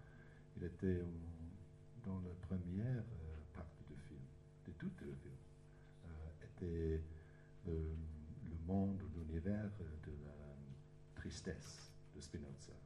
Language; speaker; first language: French; non-native, learner; English